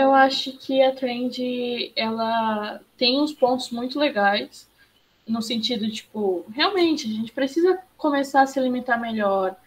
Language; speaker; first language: Portuguese; native; Portuguese